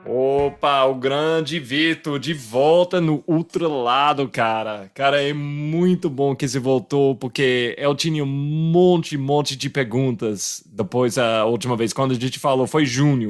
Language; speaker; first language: Portuguese; non-native, fluent; English